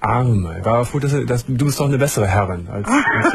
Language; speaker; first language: German; native; German